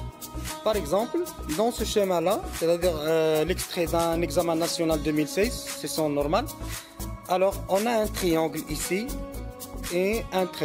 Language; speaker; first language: French; non-native, local second language; Arabic